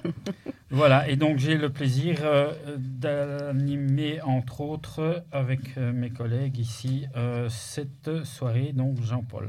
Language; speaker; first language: French; native; French